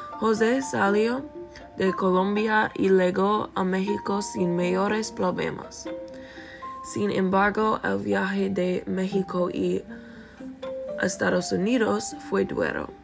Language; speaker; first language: Spanish; non-native, learner; English